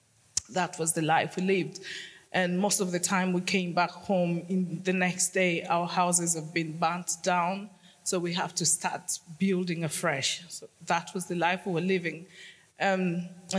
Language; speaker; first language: English; non-native, local second language; Acoli